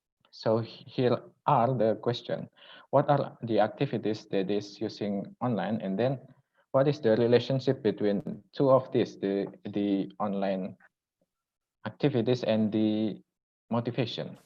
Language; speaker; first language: English; non-native, local second language; Indonesian